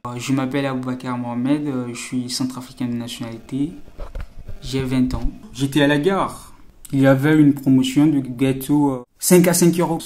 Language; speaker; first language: French; non-native, local second language; Sango